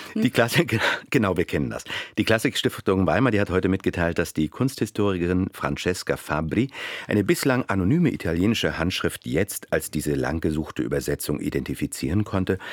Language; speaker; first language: German; native; German